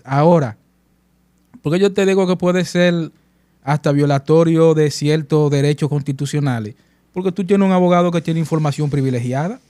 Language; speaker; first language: Spanish; native; Spanish